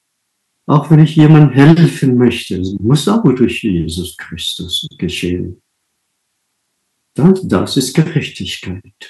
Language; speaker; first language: German; non-native, fluent; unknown